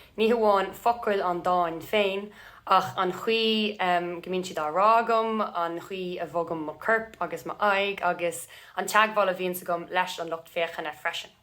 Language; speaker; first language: Irish; non-native, local second language; English